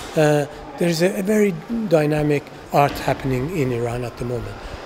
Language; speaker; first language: English; non-native, fluent; Persian